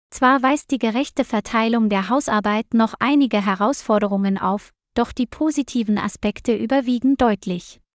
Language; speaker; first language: German; non-native, learner; Vietnamese